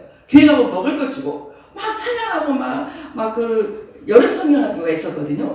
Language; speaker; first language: Korean; native; Korean